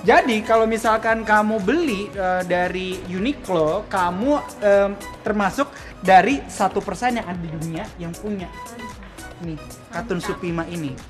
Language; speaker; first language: Indonesian; native; Indonesian